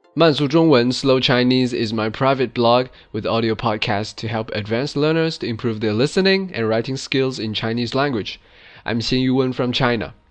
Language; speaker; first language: English; non-native, fluent; Chinese